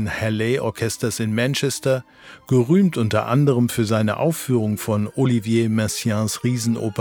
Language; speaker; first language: German; native; German